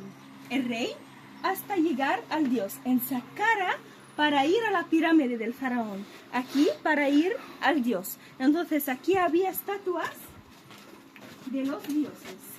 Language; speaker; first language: Spanish; non-native, fluent; Arabic